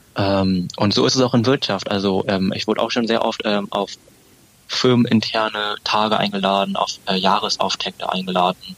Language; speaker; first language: German; early bilingual, other home language; Vietnamese